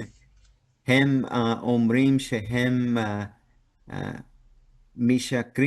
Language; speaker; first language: Hebrew; non-native, learner; English